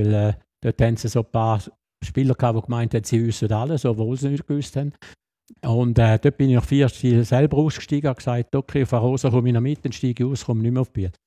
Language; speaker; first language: German; native; German